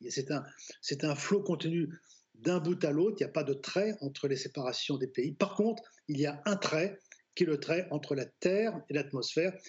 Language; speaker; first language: French; native; French